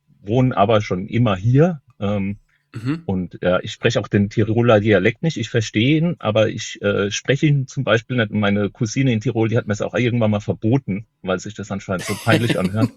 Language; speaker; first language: German; native; German